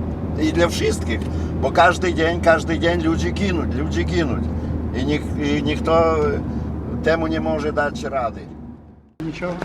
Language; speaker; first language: Polish; non-native, learner; Ukrainian